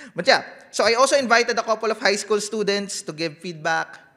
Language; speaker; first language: English; non-native, local second language; Filipino